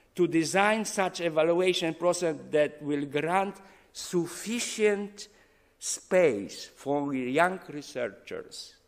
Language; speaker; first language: English; non-native, fluent; Polish